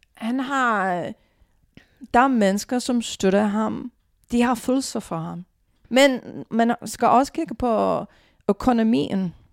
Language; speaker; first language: Danish; non-native, fluent; English